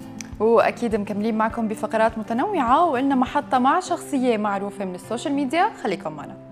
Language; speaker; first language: Arabic; native; Arabic